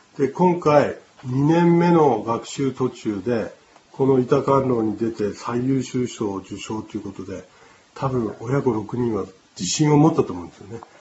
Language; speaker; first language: Japanese; native; Japanese